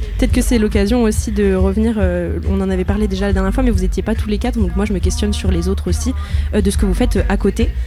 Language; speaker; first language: French; native; French